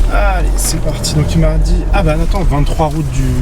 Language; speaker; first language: French; native; French